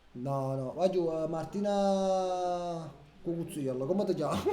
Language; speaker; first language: Italian; native; Italian